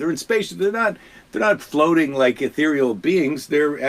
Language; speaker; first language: English; native; English